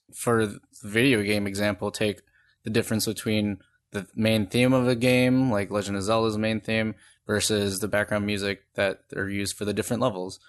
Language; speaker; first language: English; native; English